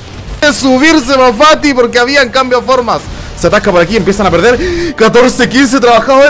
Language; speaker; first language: Spanish; native; Spanish